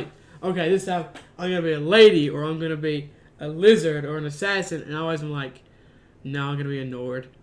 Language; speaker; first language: English; native; English